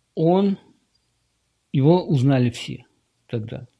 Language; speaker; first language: Russian; native; Russian